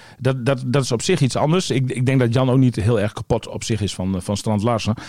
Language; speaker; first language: Dutch; native; Dutch